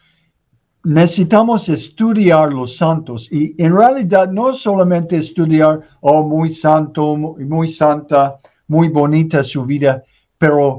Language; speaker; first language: Spanish; non-native, learner; English